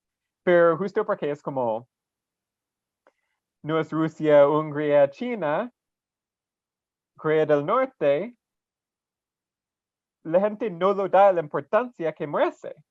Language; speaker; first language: Spanish; non-native, fluent; English